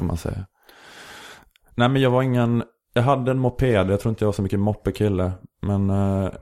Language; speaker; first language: Swedish; native; Swedish